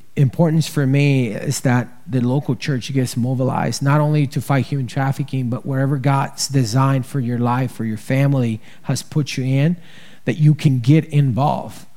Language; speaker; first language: English; early bilingual, other home language; Spanish